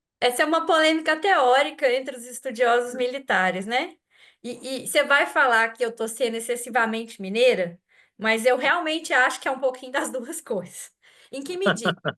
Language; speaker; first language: Portuguese; native; Portuguese